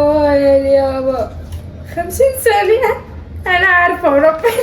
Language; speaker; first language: Arabic; native; Arabic